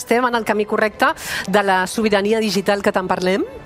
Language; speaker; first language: Catalan; native; Catalan